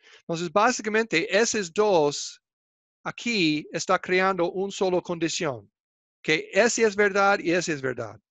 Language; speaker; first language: Spanish; non-native, fluent; English